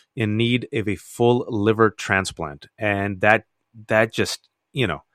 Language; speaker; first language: English; native; English